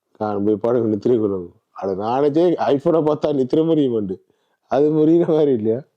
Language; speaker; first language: Tamil; native; Tamil